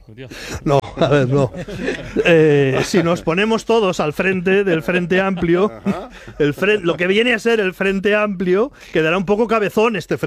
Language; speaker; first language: Spanish; native; Spanish